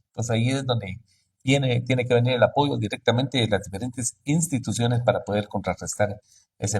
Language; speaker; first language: Spanish; native; Spanish